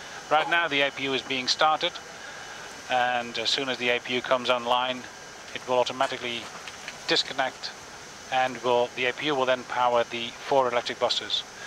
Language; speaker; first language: English; non-native, fluent; Dutch